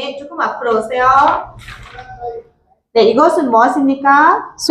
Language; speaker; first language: Korean; non-native, fluent; Nepali